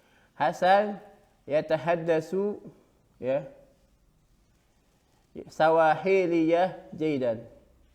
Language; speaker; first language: Arabic; non-native, fluent; Indonesian